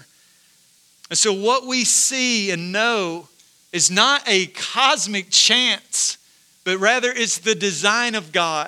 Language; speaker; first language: English; native; English